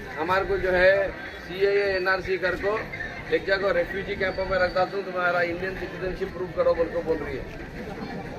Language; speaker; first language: Hindi; native; Hindi